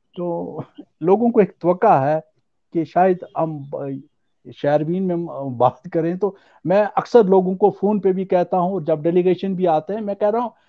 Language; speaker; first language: Urdu; non-native, local second language; Pahari-Potwari